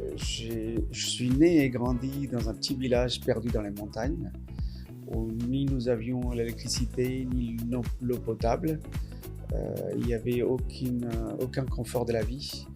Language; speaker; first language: French; non-native, fluent; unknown